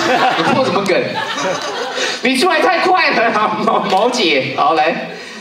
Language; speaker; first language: Chinese; native; Chinese